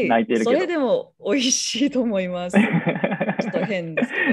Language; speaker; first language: Japanese; non-native, learner; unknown